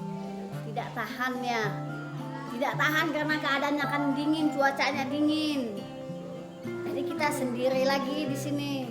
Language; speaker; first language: Indonesian; non-native, local second language; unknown